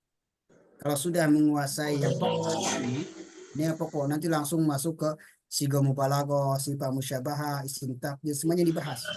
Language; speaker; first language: Indonesian; native; Indonesian